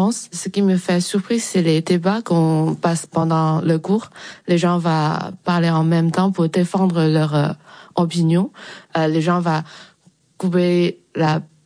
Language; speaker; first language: French; non-native, fluent; Chinese